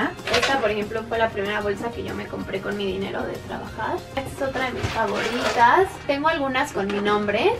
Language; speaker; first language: Spanish; native; Spanish